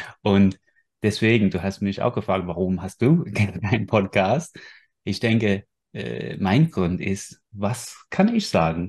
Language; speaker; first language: German; non-native, fluent; English